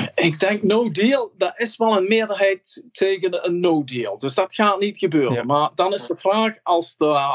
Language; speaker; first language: Dutch; non-native, fluent; English